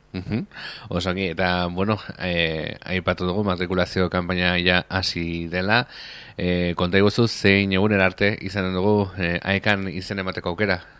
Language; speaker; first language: Basque; native; Basque